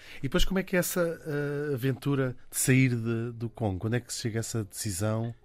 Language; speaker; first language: Portuguese; native; Portuguese